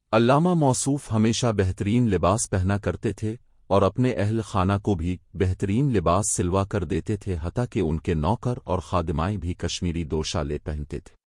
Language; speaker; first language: Urdu; native; Urdu